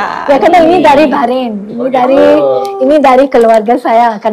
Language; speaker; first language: Indonesian; non-native, learner; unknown